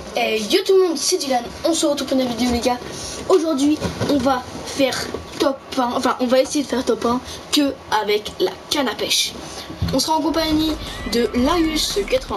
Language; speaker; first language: French; native; French